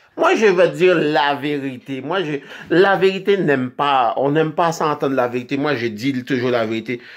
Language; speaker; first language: French; non-native, local second language; Haitian Creole